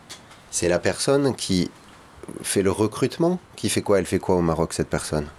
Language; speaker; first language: French; native; French